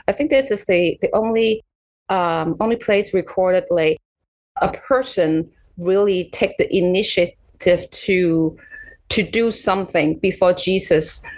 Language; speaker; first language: English; non-native, local second language; Cantonese